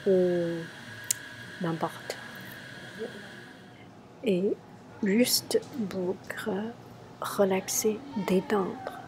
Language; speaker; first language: French; non-native, learner; Chinese